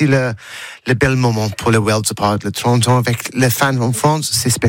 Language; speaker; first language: French; non-native, learner; English